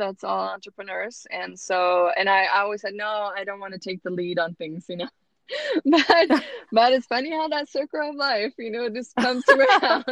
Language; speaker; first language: English; non-native, fluent; Swedish